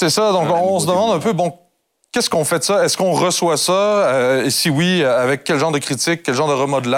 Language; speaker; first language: French; native; French